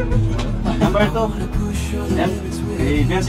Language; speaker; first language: Filipino; native; Filipino